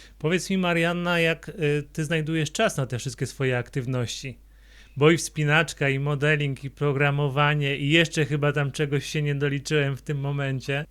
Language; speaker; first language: Polish; native; Polish